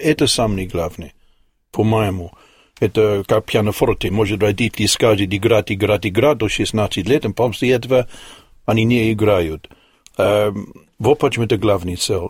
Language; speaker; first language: Russian; non-native, learner; English